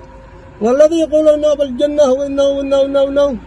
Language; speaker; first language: Arabic; native; Arabic